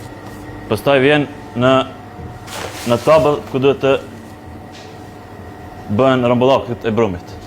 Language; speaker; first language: Albanian; native; Albanian